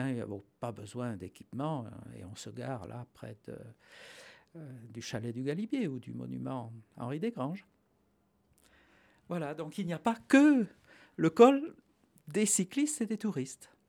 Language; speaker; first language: French; native; French